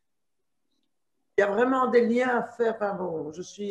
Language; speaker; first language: French; native; French